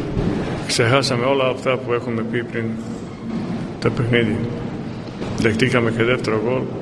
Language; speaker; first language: Greek; non-native, fluent; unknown